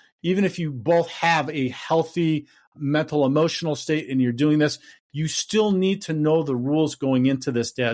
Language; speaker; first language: English; native; English